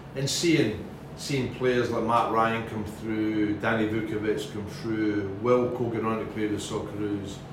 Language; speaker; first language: English; native; English